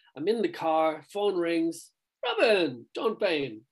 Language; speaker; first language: English; native; English